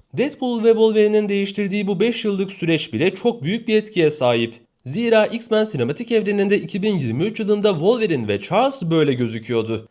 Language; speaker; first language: Turkish; native; Turkish